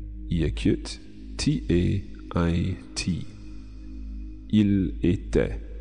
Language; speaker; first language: French; non-native, fluent; English